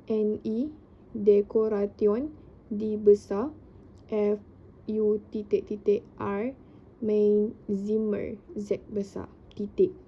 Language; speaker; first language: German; non-native, learner; Indonesian